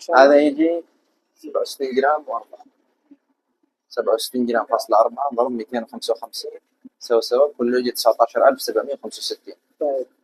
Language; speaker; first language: Arabic; non-native, learner; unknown